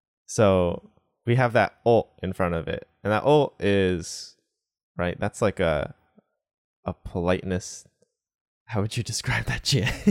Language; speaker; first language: English; native; English